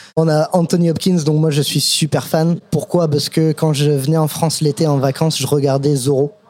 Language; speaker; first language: French; non-native, fluent; English